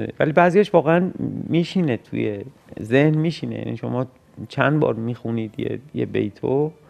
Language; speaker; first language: Persian; native; Persian